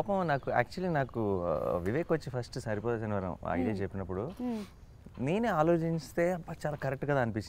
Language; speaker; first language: Telugu; native; Telugu